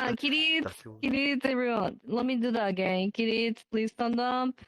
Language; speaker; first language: English; non-native, learner; Japanese